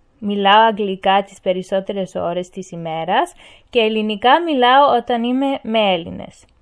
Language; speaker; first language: Greek; early bilingual, heritage; Greek